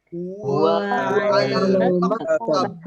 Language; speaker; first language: Arabic; non-native, learner; Indonesian